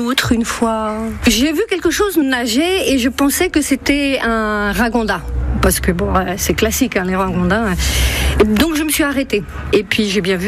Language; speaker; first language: French; native; French